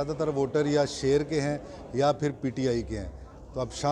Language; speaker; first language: Urdu; non-native, local second language; Punjabi